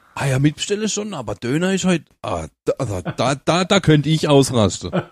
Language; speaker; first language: German; native; German